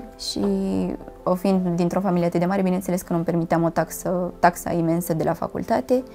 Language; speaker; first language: Romanian; native; Romanian